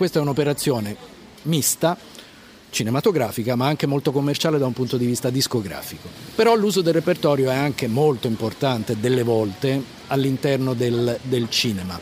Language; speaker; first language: Italian; native; Italian